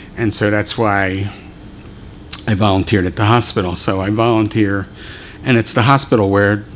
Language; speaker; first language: English; native; English